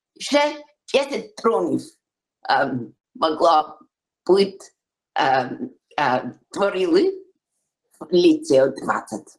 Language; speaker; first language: Ukrainian; early bilingual, heritage; English